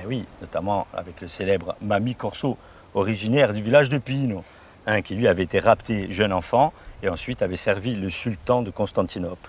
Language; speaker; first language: French; native; French